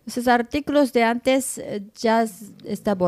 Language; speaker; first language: Spanish; non-native, learner; Japanese